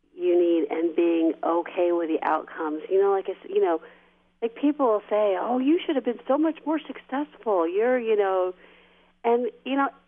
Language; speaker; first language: English; native; English